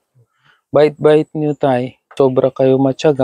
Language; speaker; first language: Filipino; non-native, learner; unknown